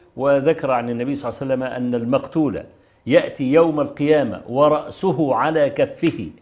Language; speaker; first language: Arabic; native; Arabic